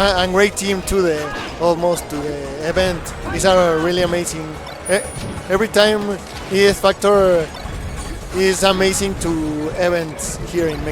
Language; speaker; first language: English; non-native, learner; Spanish